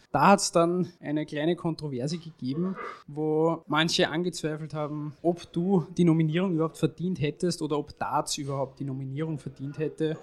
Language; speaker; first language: German; native; German